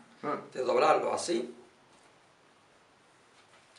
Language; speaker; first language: Spanish; non-native, learner; Arabic